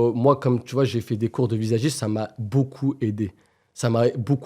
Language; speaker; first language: French; native; French